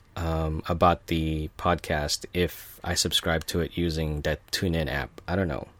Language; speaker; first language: English; early bilingual, other home language; Filipino